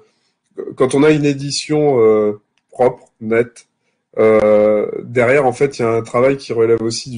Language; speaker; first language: French; native; French